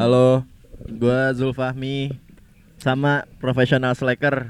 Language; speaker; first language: Indonesian; native; Indonesian